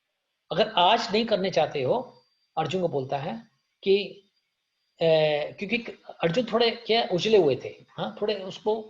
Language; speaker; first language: Hindi; native; Hindi